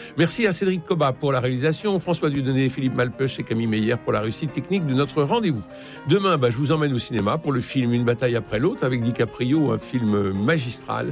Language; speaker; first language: French; native; French